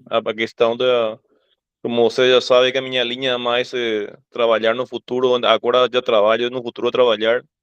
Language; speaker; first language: Portuguese; non-native, fluent; Spanish